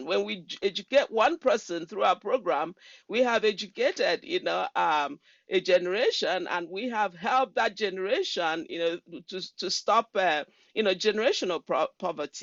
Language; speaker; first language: English; non-native, local second language; Igbo